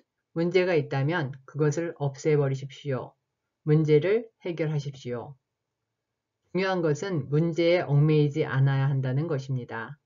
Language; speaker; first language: Korean; native; Korean